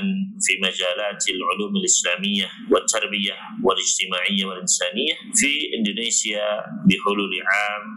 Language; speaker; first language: Arabic; non-native, fluent; Indonesian